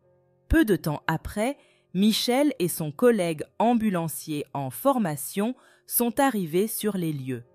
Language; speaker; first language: French; native; French